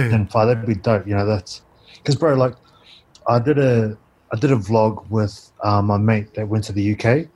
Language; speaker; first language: English; native; English